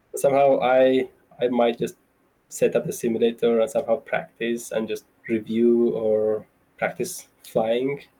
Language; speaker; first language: English; non-native, fluent; Persian